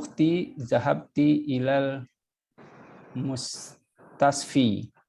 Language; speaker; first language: Arabic; non-native, learner; Indonesian